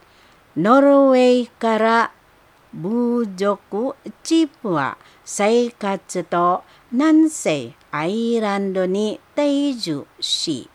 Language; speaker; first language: Japanese; non-native, fluent; Indonesian